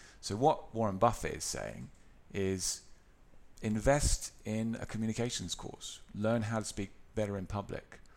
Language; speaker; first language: English; native; English